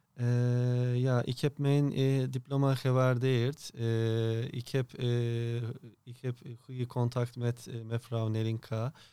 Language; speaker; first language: Dutch; non-native, learner; Turkish